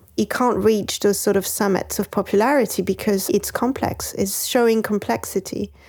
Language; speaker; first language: English; non-native, fluent; French